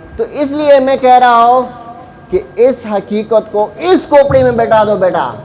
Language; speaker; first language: Urdu; non-native, local second language; Pashto